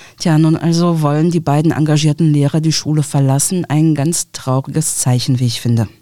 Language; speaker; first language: German; early bilingual, other home language; Russian